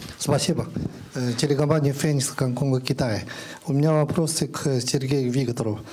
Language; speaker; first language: Russian; non-native, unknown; Chinese